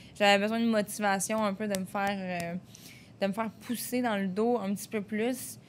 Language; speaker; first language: French; native; French